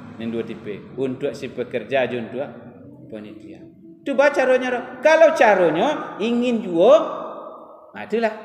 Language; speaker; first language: Malay; non-native, local second language; Minangkabau